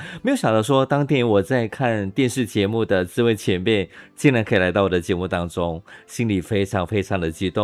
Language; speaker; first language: Chinese; native; Chinese